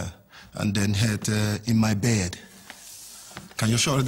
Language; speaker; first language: Swedish; non-native, learner; Igbo